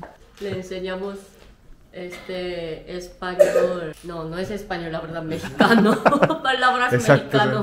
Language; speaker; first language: Spanish; non-native, fluent; Korean